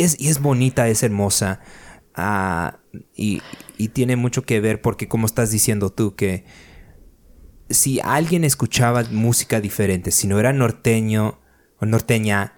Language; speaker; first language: Spanish; early bilingual, other home language; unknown